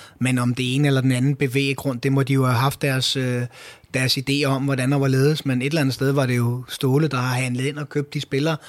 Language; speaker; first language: Danish; native; Danish